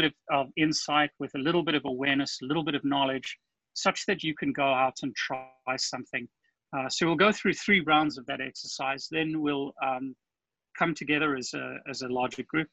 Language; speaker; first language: English; native; English